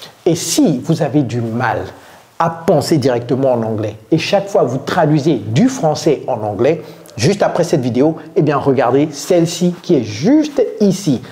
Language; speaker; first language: French; native; French